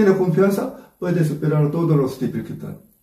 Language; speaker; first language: Spanish; non-native, learner; Korean